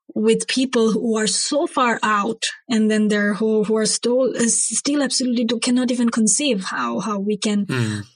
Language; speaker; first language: English; non-native, local second language; Bangla